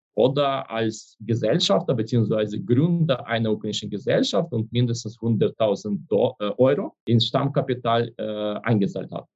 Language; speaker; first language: German; non-native, fluent; Ukrainian